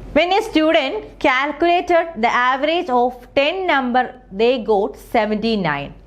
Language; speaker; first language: English; non-native, local second language; Malayalam